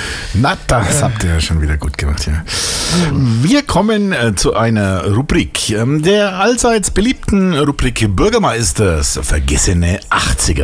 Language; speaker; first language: German; native; German